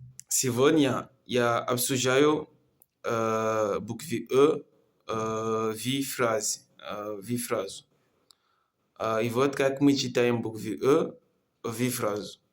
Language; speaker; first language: Russian; non-native, learner; Comorian